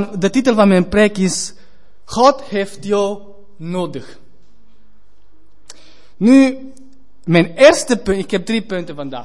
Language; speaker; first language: Dutch; non-native, fluent; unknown